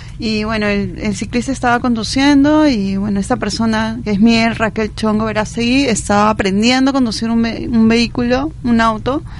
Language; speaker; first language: Spanish; native; Spanish